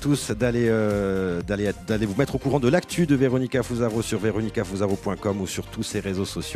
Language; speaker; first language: French; native; French